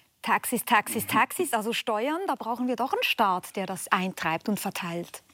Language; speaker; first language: German; native; German